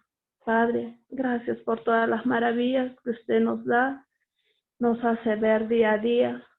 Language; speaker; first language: Spanish; native; Spanish